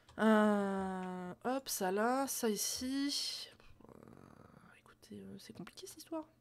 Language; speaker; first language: French; native; French